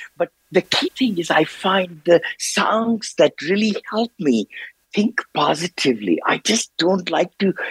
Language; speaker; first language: English; non-native, local second language; Hindi